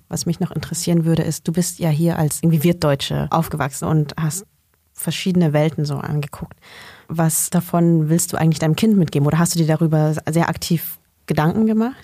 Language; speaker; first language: German; early bilingual, other home language; Vietnamese